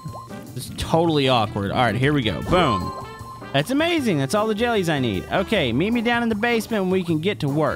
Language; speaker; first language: English; native; English